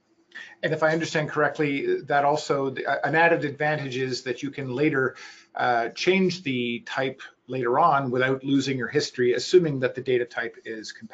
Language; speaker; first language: English; native; English